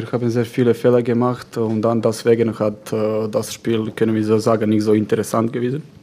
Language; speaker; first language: German; non-native, fluent; Croatian